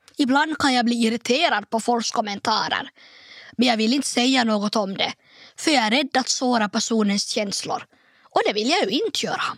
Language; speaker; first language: Swedish; native; Swedish